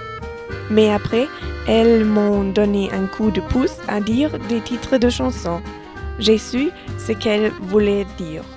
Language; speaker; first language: French; non-native, fluent; German